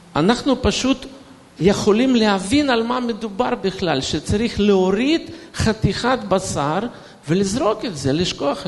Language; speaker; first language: Hebrew; non-native, fluent; Russian